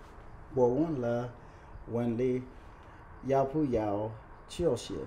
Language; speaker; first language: Chinese; non-native, learner; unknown